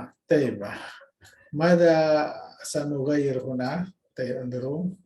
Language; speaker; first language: Arabic; non-native, fluent; Indonesian